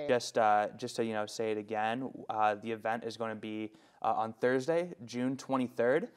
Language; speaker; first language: English; native; English